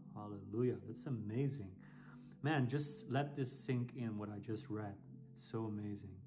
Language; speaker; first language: English; non-native, fluent; Dutch